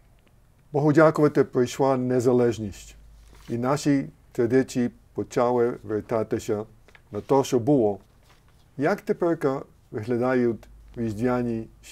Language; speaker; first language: Ukrainian; early bilingual, heritage; Ukrainian